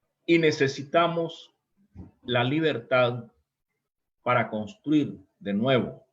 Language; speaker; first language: Spanish; native; Spanish